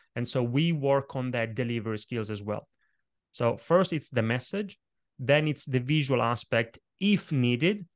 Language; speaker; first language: English; non-native, fluent; Italian